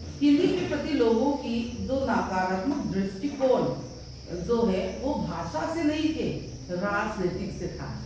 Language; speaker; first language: Hindi; non-native, local second language; Mizo